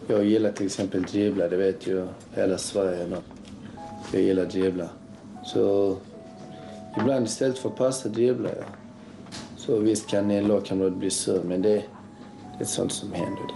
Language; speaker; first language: Swedish; early bilingual, other home language; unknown